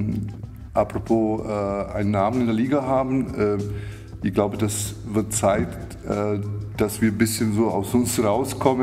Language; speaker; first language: German; native; German